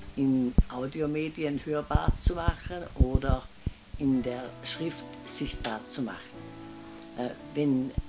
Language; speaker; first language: German; native; German